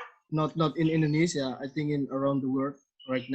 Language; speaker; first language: English; non-native, learner; Indonesian